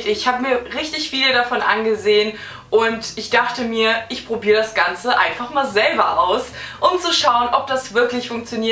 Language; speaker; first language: German; native; German